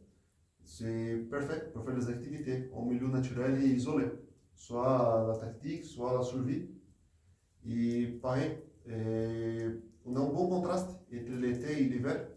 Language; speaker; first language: French; non-native, fluent; Portuguese